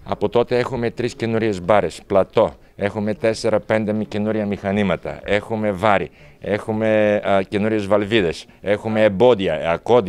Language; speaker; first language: Greek; non-native, fluent; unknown